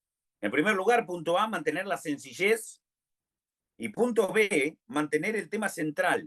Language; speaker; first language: Spanish; native; Spanish